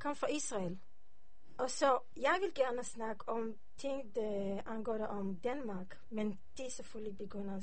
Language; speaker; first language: Danish; non-native, learner; Hebrew